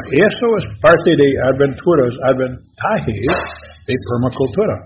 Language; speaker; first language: Spanish; non-native, learner; English